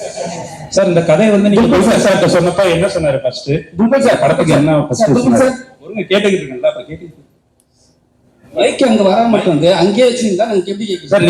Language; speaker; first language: Tamil; native; Tamil